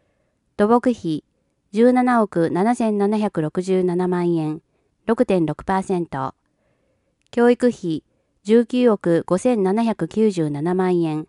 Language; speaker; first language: Japanese; native; Japanese